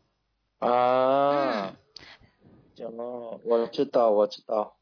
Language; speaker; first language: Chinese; non-native, learner; Korean